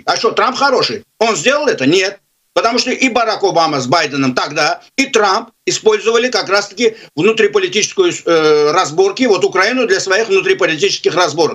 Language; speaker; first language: Russian; non-native, local second language; Azerbaijani